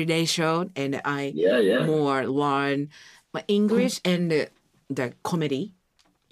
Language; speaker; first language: English; non-native, learner; Japanese